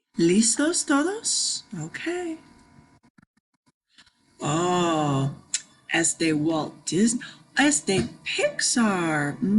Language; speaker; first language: Spanish; non-native, fluent; English